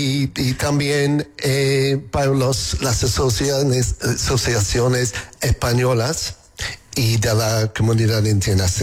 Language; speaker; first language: Spanish; non-native, learner; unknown